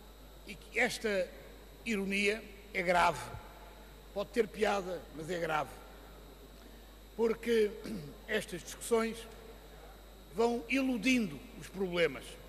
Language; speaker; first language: Portuguese; native; Portuguese